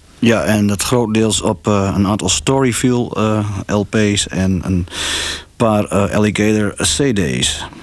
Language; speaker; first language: Dutch; native; Dutch